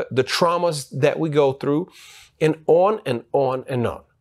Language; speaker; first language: English; non-native, fluent; Ukrainian